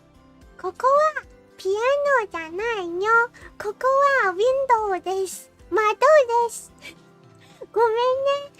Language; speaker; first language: Japanese; non-native, learner; English